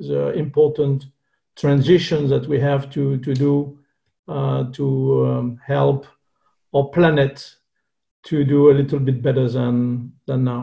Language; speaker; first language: English; non-native, fluent; French